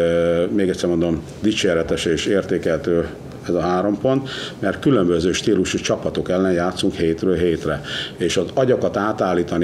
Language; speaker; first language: Hungarian; native; Hungarian